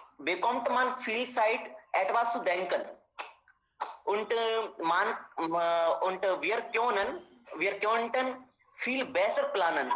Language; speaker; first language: German; non-native, learner; Hindi